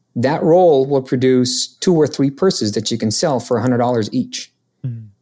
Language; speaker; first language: English; non-native, local second language; Filipino